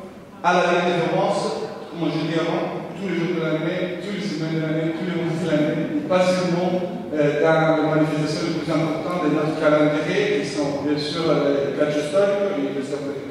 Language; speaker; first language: French; non-native, fluent; Italian